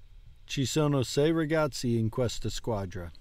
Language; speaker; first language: Italian; non-native, learner; English